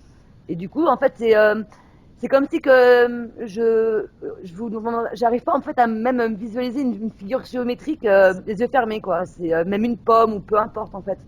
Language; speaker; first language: French; native; French